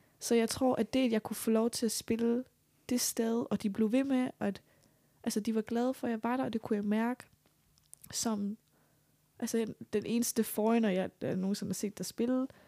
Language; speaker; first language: Danish; native; Danish